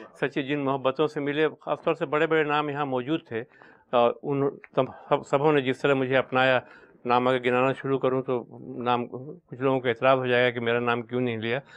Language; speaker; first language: Urdu; native; Urdu